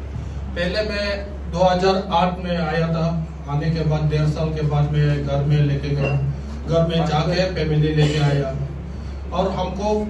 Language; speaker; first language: Hindi; non-native, local second language; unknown